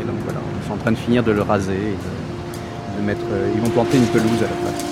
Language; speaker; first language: French; native; French